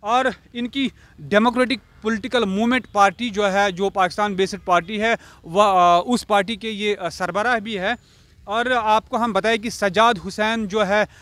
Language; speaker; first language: Hindi; non-native, local second language; Kashmiri